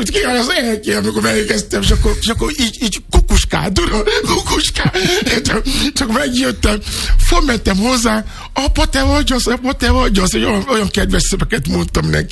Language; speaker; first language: Hungarian; non-native, fluent; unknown